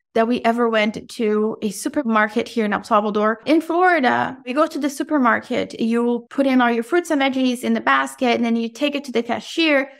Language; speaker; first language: English; non-native, fluent; Portuguese